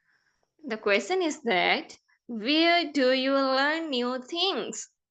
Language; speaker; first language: English; non-native, fluent; Urdu